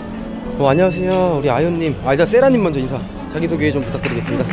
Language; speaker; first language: Korean; native; Korean